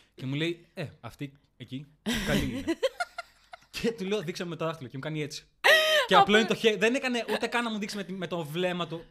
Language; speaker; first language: Greek; native; Greek